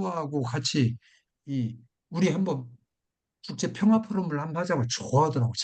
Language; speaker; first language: Korean; native; Korean